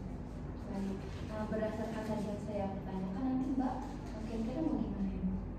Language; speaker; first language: Indonesian; native; Indonesian